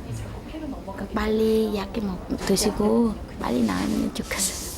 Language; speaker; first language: Korean; non-native, fluent; Vietnamese